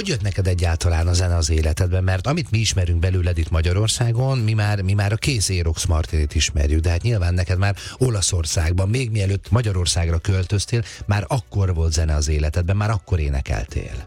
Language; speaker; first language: Hungarian; native; Hungarian